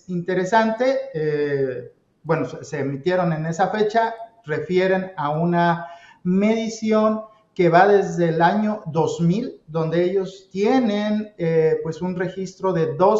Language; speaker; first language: Spanish; native; Spanish